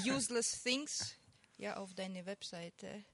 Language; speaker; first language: German; non-native, fluent; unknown